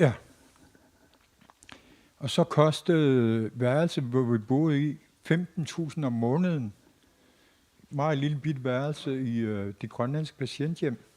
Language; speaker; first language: Danish; non-native, local second language; Kalaallisut